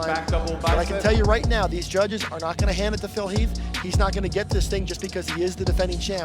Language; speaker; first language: English; native; English